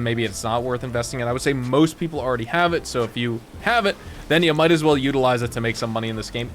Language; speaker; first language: English; native; English